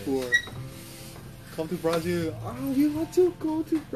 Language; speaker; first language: English; non-native, learner; Korean